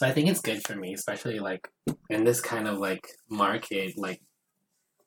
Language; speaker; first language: English; non-native, fluent; Portuguese